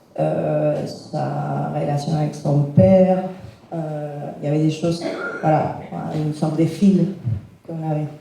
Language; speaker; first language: French; non-native, fluent; Spanish